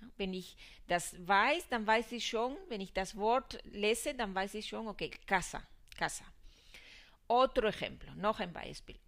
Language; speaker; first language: German; non-native, fluent; Spanish